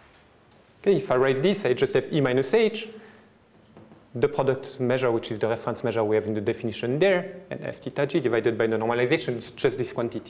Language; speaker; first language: English; non-native, fluent; French